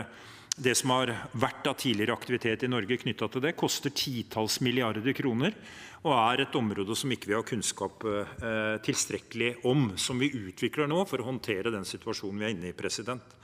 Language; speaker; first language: Norwegian; native; Norwegian